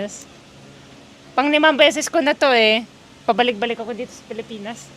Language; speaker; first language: Filipino; non-native, fluent; Russian